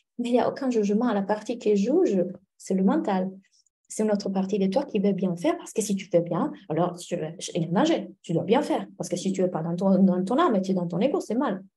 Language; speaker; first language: French; non-native, fluent; Italian